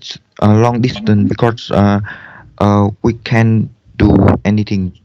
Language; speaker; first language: English; non-native, learner; Vietnamese